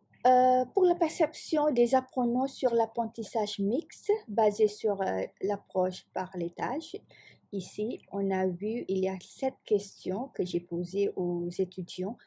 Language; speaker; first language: French; non-native, fluent; Malay